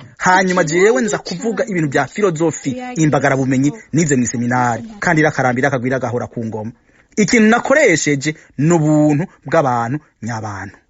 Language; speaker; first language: Rundi; native; Rundi